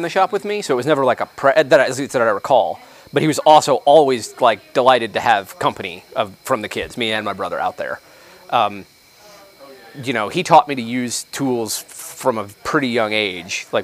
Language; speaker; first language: English; native; English